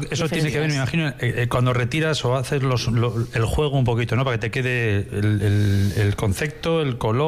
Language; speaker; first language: Spanish; native; Spanish